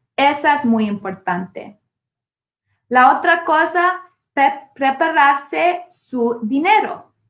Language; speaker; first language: Spanish; non-native, learner; English